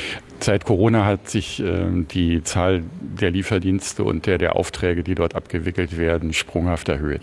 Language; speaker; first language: German; native; German